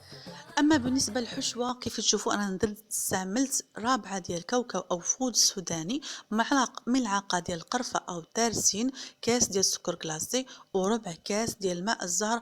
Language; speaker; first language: Arabic; native; Arabic